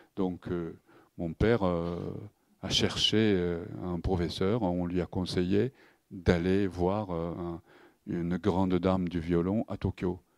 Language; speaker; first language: French; non-native, fluent; Japanese